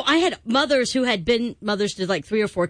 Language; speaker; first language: English; native; English